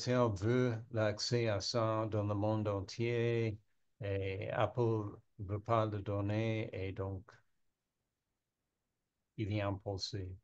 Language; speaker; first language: French; non-native, learner; English